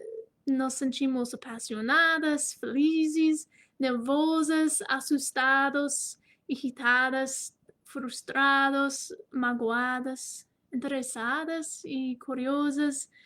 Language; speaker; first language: Portuguese; non-native, fluent; English